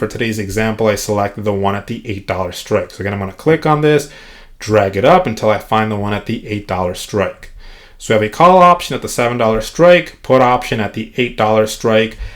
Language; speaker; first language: English; native; English